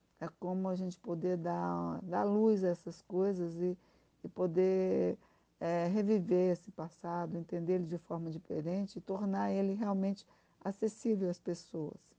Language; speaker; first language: Portuguese; native; Portuguese